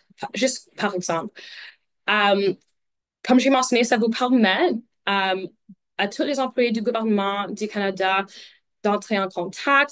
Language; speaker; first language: French; non-native, local second language; English